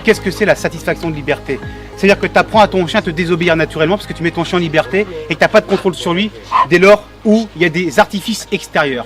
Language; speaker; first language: French; native; French